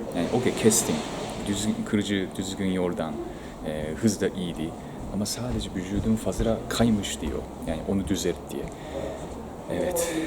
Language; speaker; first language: Turkish; non-native, fluent; Japanese